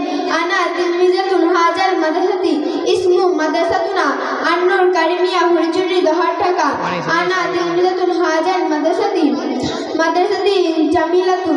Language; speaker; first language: Arabic; non-native, learner; Bangla